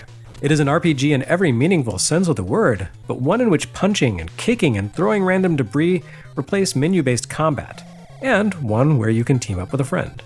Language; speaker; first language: English; native; English